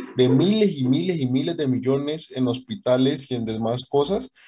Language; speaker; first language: Spanish; native; Spanish